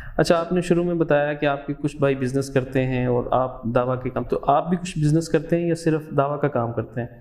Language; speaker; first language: Urdu; native; Urdu